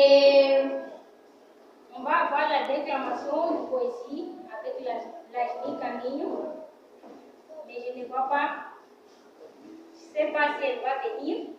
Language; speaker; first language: French; non-native, learner; Portuguese